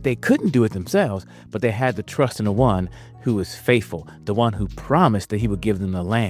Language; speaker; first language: English; native; English